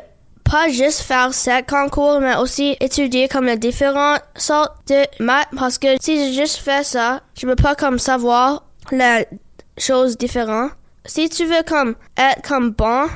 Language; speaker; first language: French; early bilingual, other home language; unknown